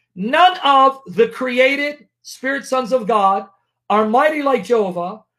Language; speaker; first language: English; native; English